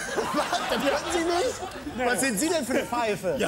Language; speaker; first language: German; native; German